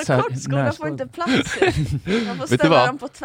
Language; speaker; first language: Swedish; native; Swedish